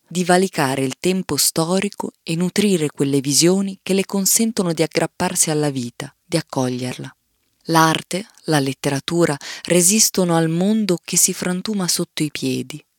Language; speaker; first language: Italian; native; Italian